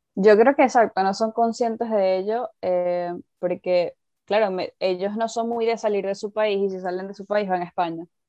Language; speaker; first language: Spanish; native; Spanish